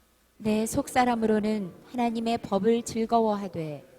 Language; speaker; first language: Korean; native; Korean